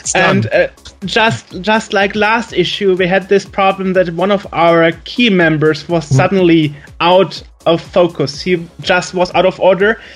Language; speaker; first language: English; non-native, fluent; German